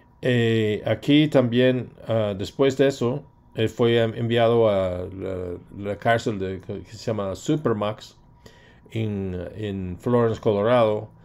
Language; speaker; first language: Spanish; non-native, fluent; English